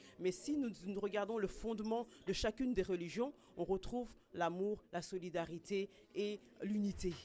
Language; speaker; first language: French; non-native, local second language; Kongo